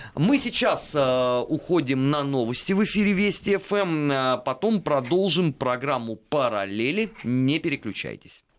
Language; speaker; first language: Russian; native; Russian